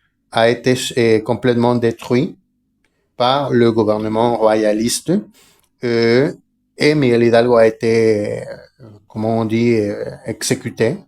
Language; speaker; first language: French; non-native, fluent; Spanish